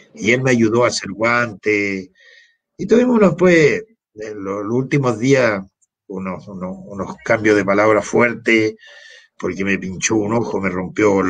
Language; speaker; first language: Spanish; native; Spanish